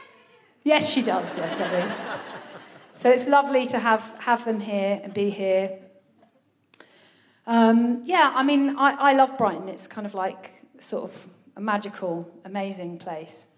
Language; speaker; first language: English; native; English